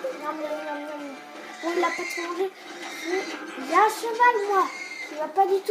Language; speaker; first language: French; native; French